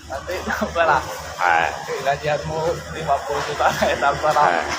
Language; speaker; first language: Indonesian; non-native, local second language; Hakka Chinese